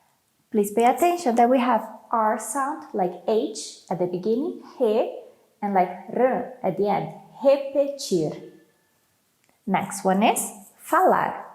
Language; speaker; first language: English; non-native, fluent; Portuguese